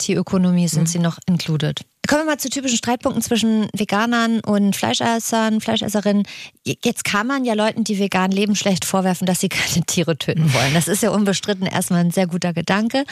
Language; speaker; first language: German; native; German